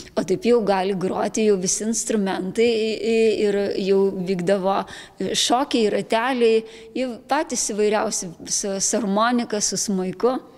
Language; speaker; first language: Lithuanian; native; Lithuanian